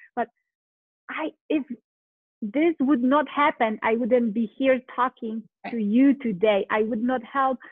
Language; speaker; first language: English; non-native, fluent; Polish